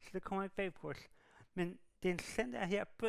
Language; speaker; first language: Danish; native; Danish